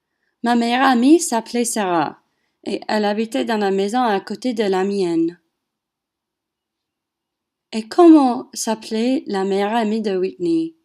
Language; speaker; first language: French; non-native, learner; English